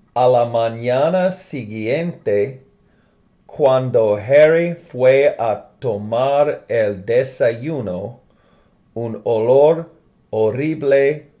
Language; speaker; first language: Spanish; non-native, learner; English